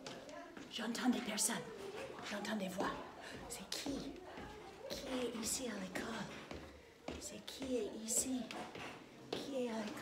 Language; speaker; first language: French; non-native, fluent; English